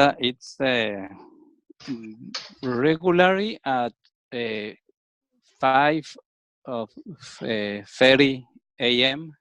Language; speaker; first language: English; non-native, learner; Spanish